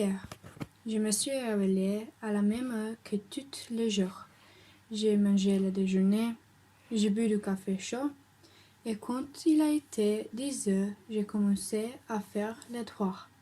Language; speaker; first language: French; non-native, learner; Slovenian